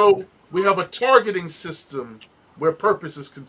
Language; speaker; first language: English; native; English